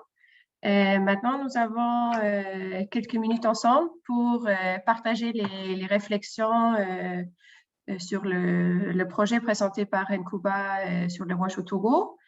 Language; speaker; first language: French; non-native, fluent; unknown